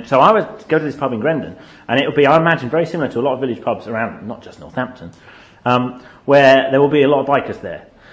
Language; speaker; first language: English; native; English